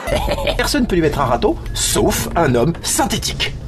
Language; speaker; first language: French; native; French